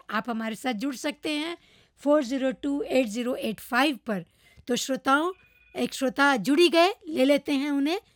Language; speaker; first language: Hindi; non-native, local second language; Morisyen